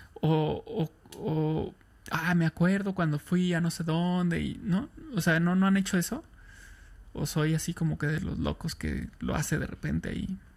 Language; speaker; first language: Spanish; native; Spanish